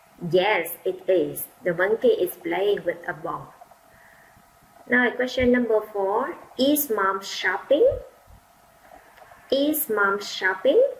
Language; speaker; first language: English; non-native, fluent; Vietnamese